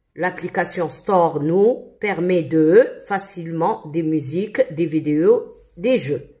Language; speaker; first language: French; non-native, local second language; Arabic